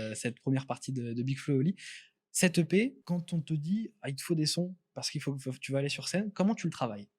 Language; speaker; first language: French; native; French